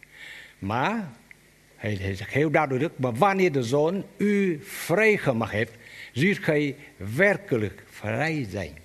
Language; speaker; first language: Dutch; non-native, learner; Vietnamese